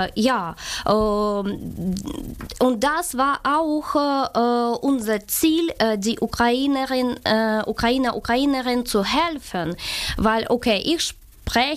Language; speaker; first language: German; non-native, learner; Ukrainian